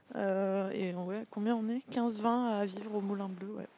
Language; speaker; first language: French; native; French